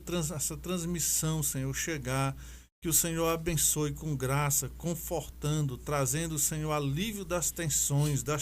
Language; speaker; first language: Portuguese; native; Portuguese